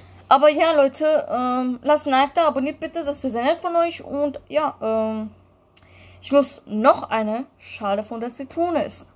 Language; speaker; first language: German; early bilingual, other home language; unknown